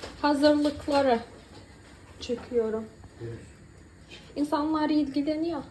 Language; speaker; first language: Turkish; non-native, fluent; Bosnian